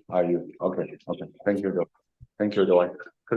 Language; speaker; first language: English; non-native, learner; Chinese